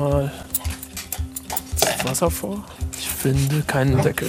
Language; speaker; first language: German; non-native, fluent; Arabic